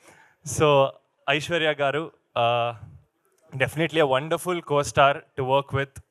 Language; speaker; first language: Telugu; non-native, learner; Kannada